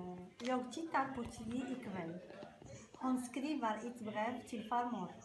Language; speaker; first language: Swedish; non-native, learner; Arabic